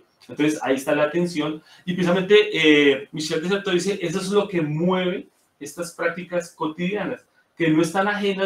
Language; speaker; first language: Spanish; native; Spanish